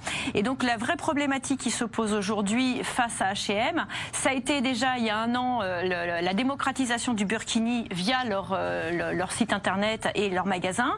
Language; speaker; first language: French; native; French